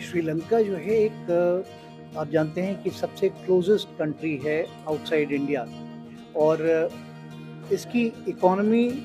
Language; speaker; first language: Hindi; native; Hindi